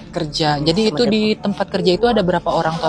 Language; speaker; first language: Indonesian; native; Indonesian